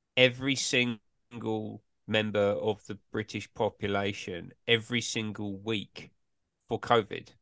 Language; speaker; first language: English; native; English